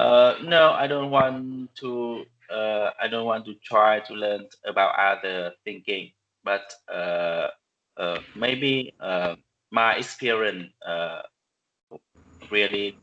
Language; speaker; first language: English; non-native, learner; Vietnamese